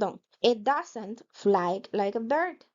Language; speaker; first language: English; non-native, fluent; Spanish